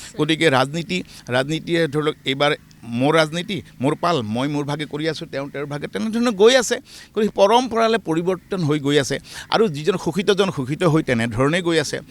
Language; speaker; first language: Assamese; native; Assamese